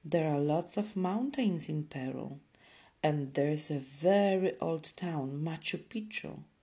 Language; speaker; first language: English; non-native, fluent; Polish